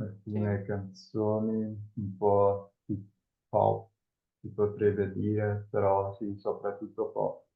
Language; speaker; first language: Italian; non-native, fluent; Spanish